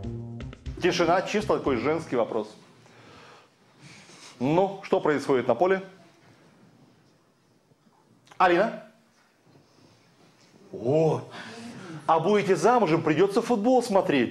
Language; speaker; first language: Russian; native; Russian